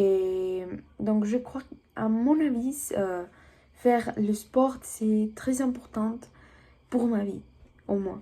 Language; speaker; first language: French; non-native, learner; Spanish